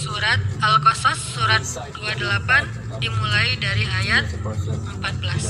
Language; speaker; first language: Indonesian; native; Indonesian